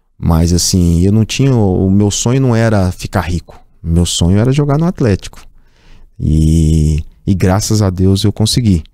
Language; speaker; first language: Portuguese; native; Portuguese